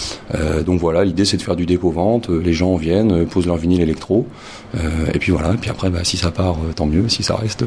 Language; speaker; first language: French; native; French